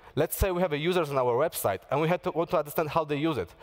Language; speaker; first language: English; non-native, fluent; Polish